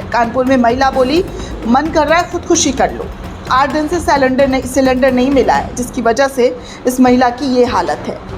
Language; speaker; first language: Hindi; native; Hindi